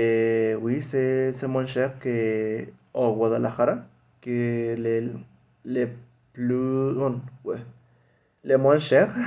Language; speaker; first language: French; non-native, learner; Spanish